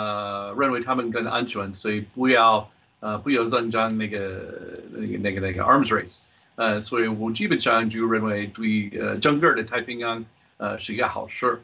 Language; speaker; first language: Chinese; non-native, fluent; English